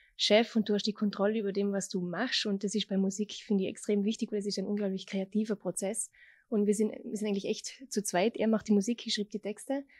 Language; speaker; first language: German; native; German